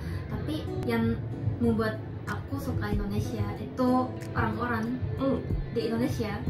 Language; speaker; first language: Indonesian; non-native, fluent; Japanese